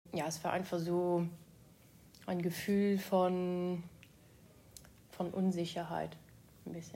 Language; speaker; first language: German; non-native, local second language; Luxembourgish